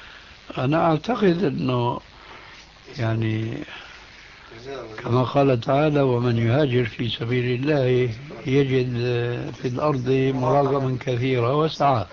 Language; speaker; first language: Arabic; early bilingual, other home language; Albanian